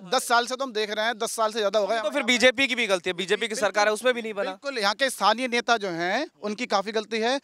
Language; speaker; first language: Hindi; native; Hindi